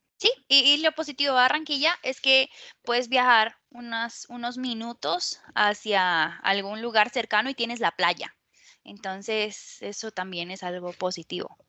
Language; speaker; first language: Spanish; native; Spanish